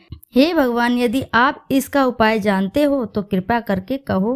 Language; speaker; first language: Hindi; native; Hindi